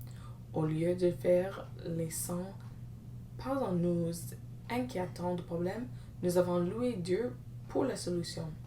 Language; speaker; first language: French; non-native, learner; English